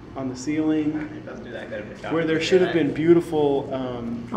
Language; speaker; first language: English; native; English